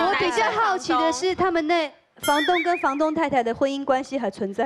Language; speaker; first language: Chinese; native; Chinese